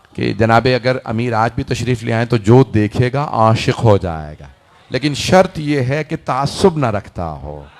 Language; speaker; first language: Urdu; early bilingual, heritage; Urdu